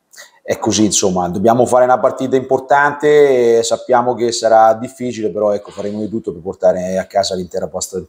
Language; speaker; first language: Italian; native; Italian